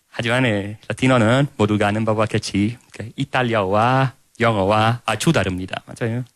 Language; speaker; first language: Korean; non-native, fluent; Italian